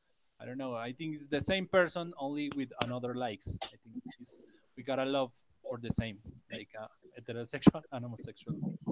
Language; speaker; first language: English; non-native, learner; Spanish